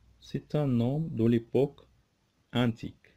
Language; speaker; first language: French; non-native, local second language; Arabic